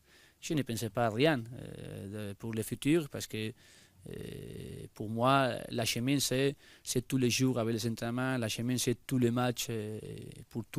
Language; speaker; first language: French; non-native, learner; Spanish